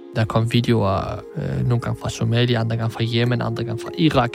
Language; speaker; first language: Danish; early bilingual, other home language; Arabic